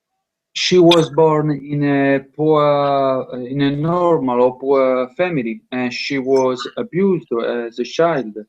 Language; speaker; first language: English; non-native, learner; Italian